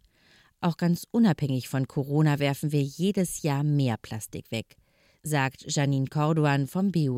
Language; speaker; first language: German; native; German